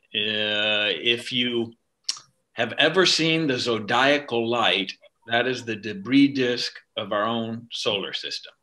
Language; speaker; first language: English; native; English